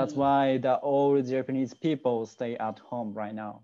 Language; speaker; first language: English; non-native, learner; Japanese